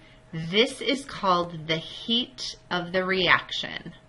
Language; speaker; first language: English; native; English